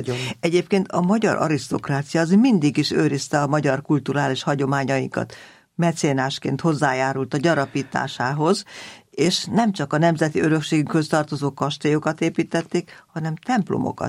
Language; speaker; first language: Hungarian; native; Hungarian